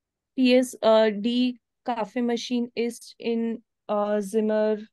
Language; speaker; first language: German; non-native, learner; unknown